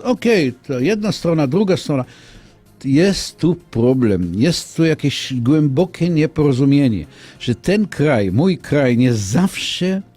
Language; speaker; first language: Polish; non-native, fluent; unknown